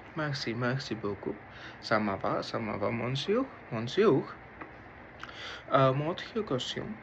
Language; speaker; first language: French; non-native, learner; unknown